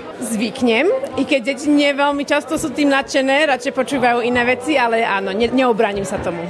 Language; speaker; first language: Slovak; native; Slovak